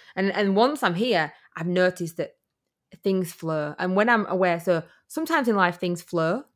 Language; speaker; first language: English; native; English